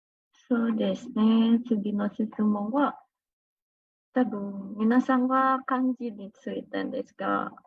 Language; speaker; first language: Japanese; non-native, learner; Indonesian